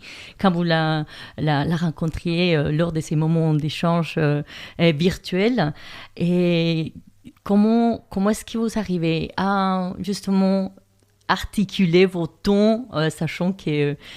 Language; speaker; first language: French; non-native, fluent; Spanish